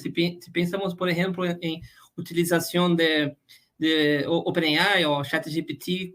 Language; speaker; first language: Spanish; non-native, fluent; Portuguese